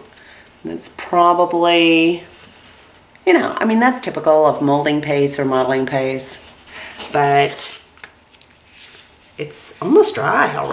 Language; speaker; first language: English; native; English